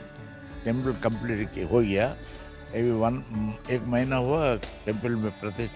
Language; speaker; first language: Hindi; non-native, local second language; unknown